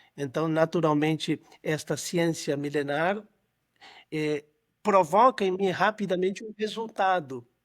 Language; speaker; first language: Portuguese; non-native, fluent; Spanish